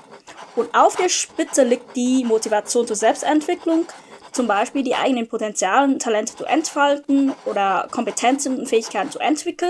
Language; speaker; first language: German; non-native, fluent; Vietnamese